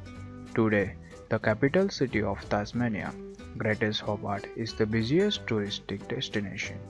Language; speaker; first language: English; non-native, fluent; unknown